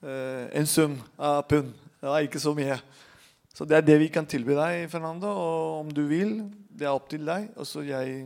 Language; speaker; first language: Norwegian; non-native, fluent; Spanish